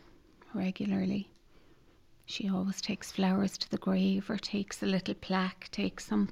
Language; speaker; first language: English; native; English